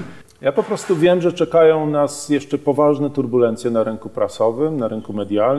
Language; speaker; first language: Polish; native; Polish